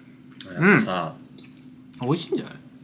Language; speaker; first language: Japanese; native; Japanese